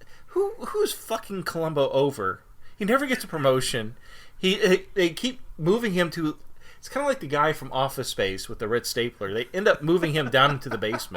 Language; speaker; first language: English; native; English